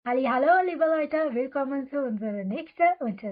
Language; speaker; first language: German; non-native, fluent; Hindi